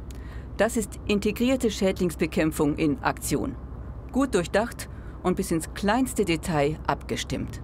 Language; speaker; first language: German; native; German